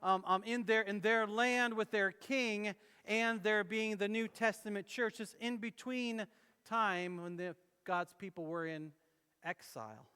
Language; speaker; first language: English; native; English